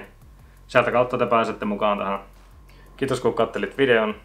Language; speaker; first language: Finnish; native; Finnish